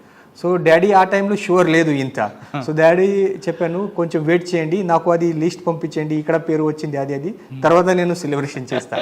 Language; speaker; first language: Telugu; non-native, fluent; Marathi